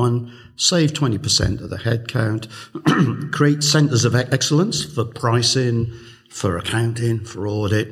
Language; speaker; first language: English; native; English